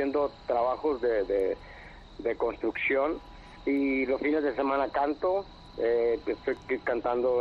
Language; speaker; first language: Spanish; native; Spanish